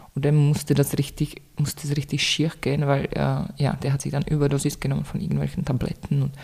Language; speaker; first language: German; non-native, fluent; Czech